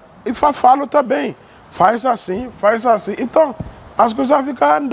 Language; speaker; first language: Portuguese; non-native, learner; Yoruba